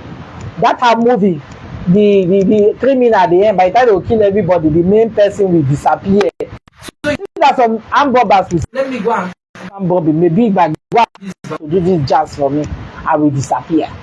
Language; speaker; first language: English; non-native, local second language; Igbo